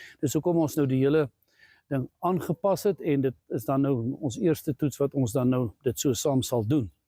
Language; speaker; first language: Afrikaans; native; Afrikaans